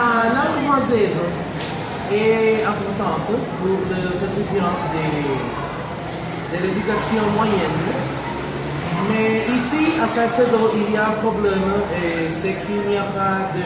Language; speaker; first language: French; non-native, fluent; Spanish